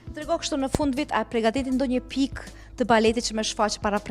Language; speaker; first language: Albanian; native; Albanian